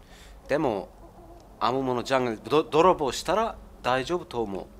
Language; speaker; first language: Japanese; non-native, learner; German